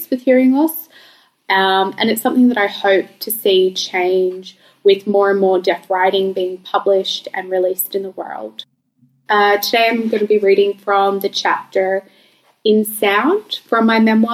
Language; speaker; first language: English; native; English